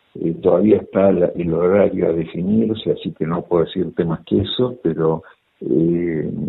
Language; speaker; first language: Spanish; native; Spanish